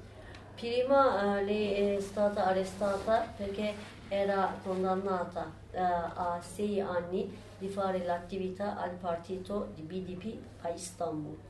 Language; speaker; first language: Italian; non-native, learner; Turkish